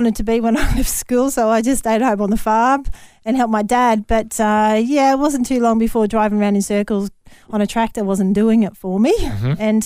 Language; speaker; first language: English; native; English